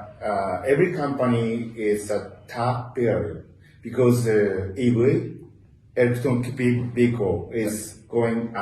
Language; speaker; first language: English; non-native, learner; Japanese